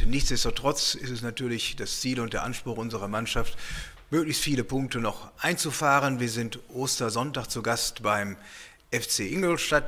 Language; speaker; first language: German; native; German